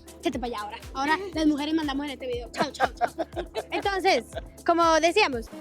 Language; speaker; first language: Spanish; native; Spanish